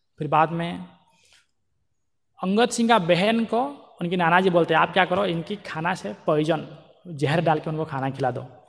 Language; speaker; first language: Hindi; non-native, local second language; Marathi